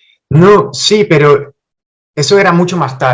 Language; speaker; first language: Spanish; non-native, fluent; Dutch